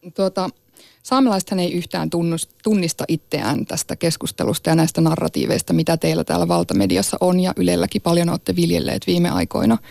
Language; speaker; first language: Finnish; non-native, local second language; Northern Sami